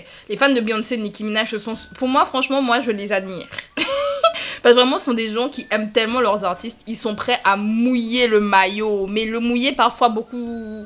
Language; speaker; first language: French; native; French